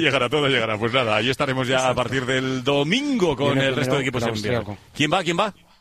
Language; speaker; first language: Spanish; native; Spanish